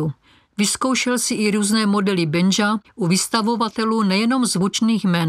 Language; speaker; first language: Czech; native; Czech